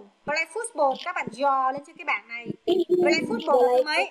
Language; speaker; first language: Vietnamese; native; Vietnamese